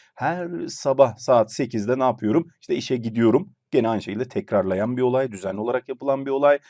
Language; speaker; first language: Turkish; native; Turkish